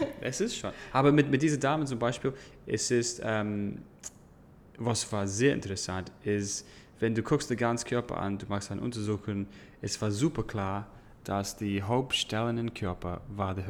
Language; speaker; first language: German; non-native, learner; English